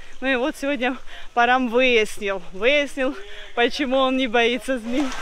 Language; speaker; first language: Russian; native; Russian